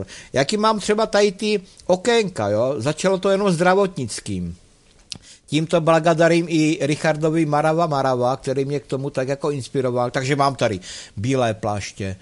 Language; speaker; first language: Czech; native; Czech